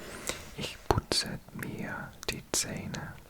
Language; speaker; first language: German; non-native, learner; English